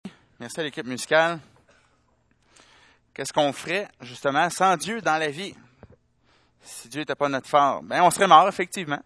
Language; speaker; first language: French; native; French